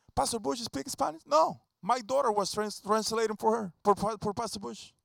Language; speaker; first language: English; non-native, fluent; Spanish